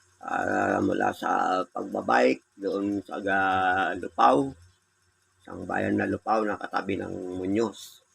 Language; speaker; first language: Filipino; native; Filipino